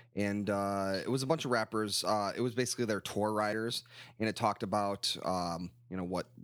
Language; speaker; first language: English; native; English